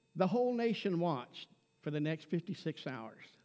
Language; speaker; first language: English; native; English